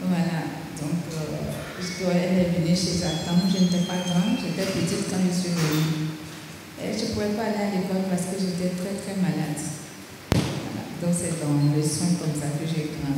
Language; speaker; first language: French; non-native, local second language; Baoulé